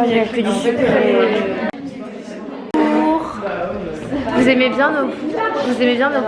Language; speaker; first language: French; native; French